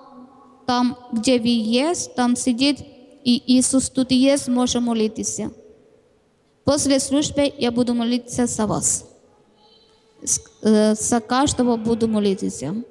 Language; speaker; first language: Ukrainian; non-native, learner; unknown